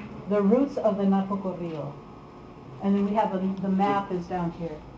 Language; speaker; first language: English; early bilingual, other home language; Spanish